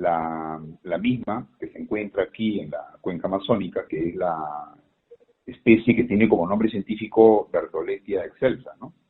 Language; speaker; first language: Spanish; native; Spanish